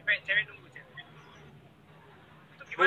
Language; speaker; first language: Indonesian; native; Indonesian